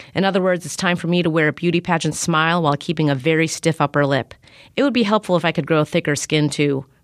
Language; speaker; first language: English; native; English